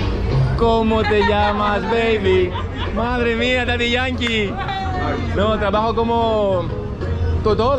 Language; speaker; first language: Spanish; non-native, learner; Greek